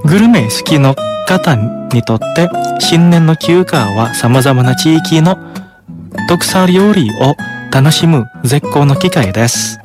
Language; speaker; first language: Japanese; non-native, fluent; Indonesian